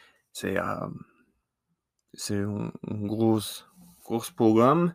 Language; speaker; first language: French; non-native, learner; English